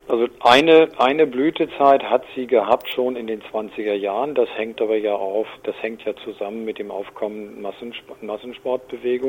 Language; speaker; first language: German; native; German